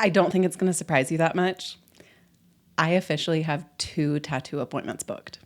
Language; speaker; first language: English; native; English